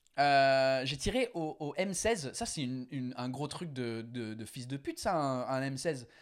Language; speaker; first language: French; non-native, fluent; English